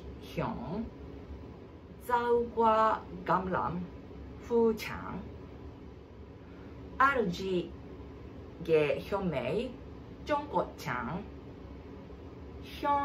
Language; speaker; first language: Cantonese; non-native, learner; Japanese